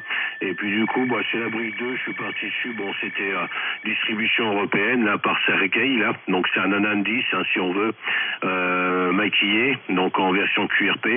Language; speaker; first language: French; native; French